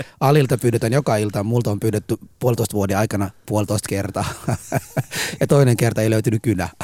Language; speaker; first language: Finnish; early bilingual, other home language; Arabic